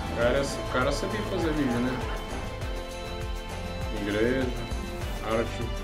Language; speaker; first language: Portuguese; non-native, learner; Russian